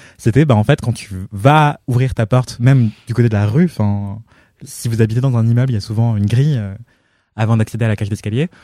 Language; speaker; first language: French; native; French